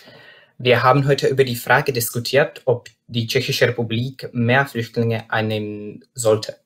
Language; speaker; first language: German; non-native, fluent; Czech